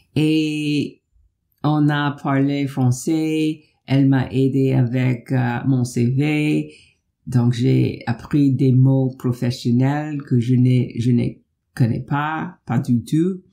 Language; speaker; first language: French; non-native, fluent; English